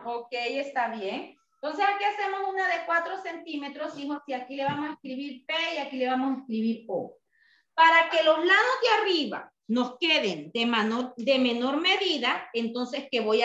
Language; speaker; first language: Spanish; native; Spanish